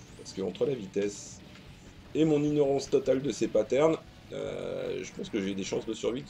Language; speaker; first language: French; native; French